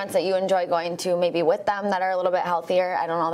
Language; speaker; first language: English; native; English